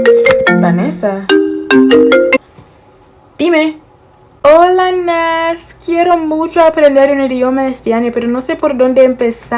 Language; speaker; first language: Spanish; non-native, learner; English